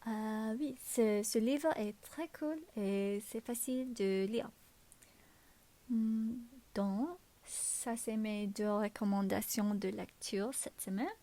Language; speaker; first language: French; non-native, learner; English